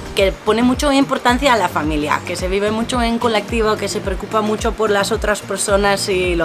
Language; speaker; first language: Spanish; non-native, fluent; Dutch